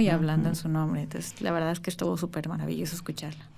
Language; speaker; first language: Spanish; native; Spanish